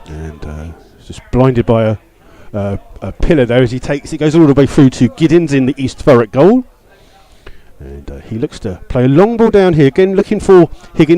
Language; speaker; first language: English; native; English